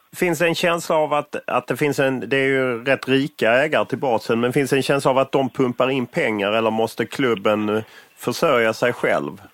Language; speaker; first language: Swedish; native; Swedish